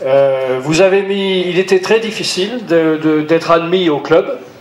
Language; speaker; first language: French; native; French